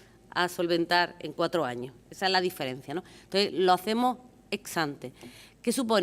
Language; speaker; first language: Spanish; native; Spanish